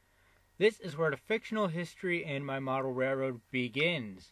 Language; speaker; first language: English; native; English